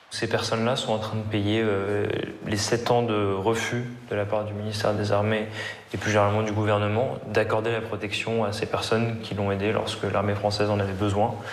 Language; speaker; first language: French; native; French